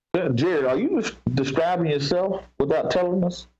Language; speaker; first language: English; native; English